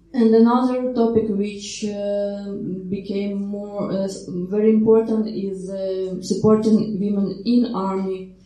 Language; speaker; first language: English; non-native, fluent; Ukrainian